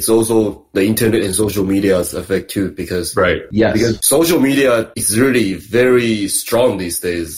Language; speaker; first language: English; non-native, fluent; Chinese